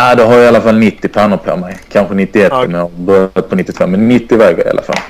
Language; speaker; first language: Swedish; native; Swedish